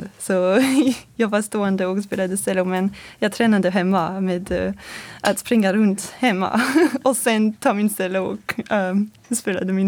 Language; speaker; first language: Swedish; non-native, fluent; French